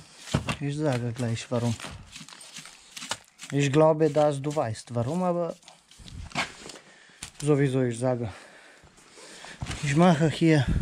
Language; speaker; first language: German; non-native, learner; Romanian